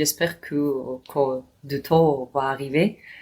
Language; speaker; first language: French; non-native, learner; Georgian